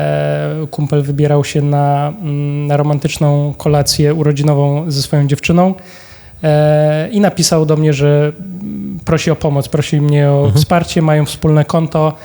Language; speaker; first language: Polish; native; Polish